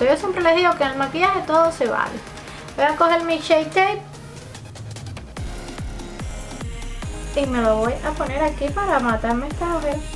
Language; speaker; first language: Spanish; native; Spanish